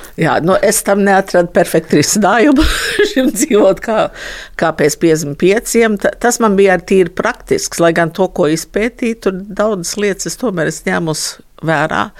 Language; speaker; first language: Latvian; early bilingual, heritage; Latvian